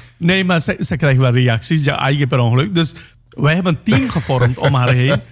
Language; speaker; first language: Dutch; non-native, local second language; Caribbean Hindustani